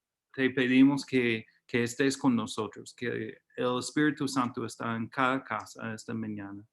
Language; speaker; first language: Spanish; non-native, fluent; English